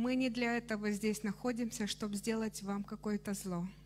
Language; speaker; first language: Russian; non-native, fluent; Romanian